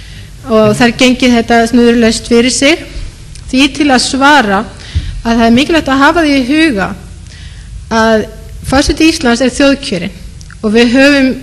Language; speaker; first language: Icelandic; native; Icelandic